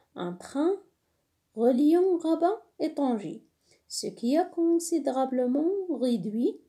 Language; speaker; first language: French; non-native, local second language; Arabic